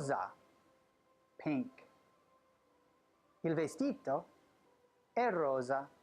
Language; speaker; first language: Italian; non-native, learner; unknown